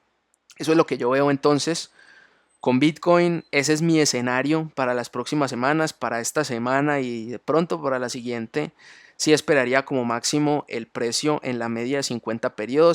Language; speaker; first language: Spanish; native; Spanish